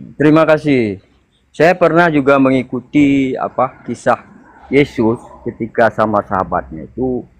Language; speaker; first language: Indonesian; non-native, local second language; Achinese